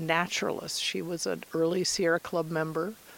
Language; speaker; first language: English; native; English